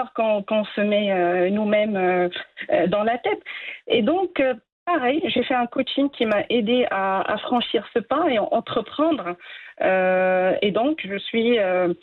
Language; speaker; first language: French; non-native, local second language; Arabic